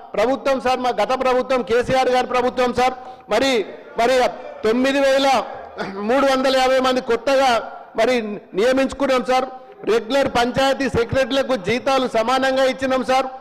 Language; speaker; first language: Telugu; native; Telugu